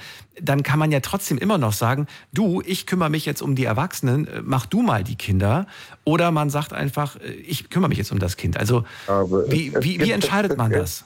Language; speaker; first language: German; native; German